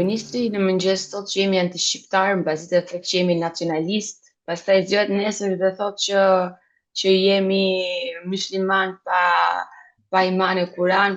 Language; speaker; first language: Albanian; native; Albanian